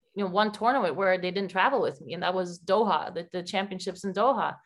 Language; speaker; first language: English; non-native, fluent; Dutch